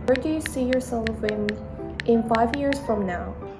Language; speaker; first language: English; non-native, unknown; Korean